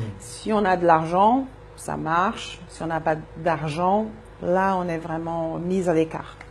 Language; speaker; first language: French; non-native, fluent; Portuguese